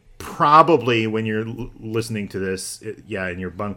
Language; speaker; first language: English; native; English